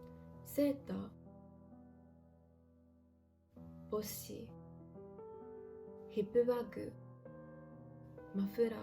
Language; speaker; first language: Japanese; non-native, learner; English